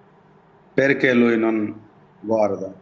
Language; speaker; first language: Italian; non-native, learner; Bangla